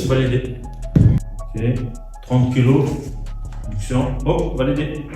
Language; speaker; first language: French; native; French